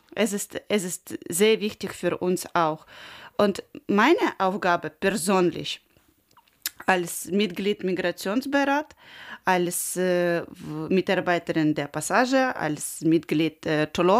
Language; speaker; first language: German; non-native, learner; Ukrainian